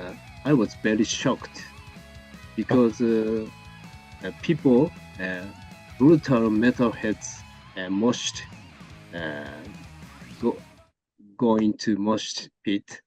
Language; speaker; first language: English; non-native, learner; Japanese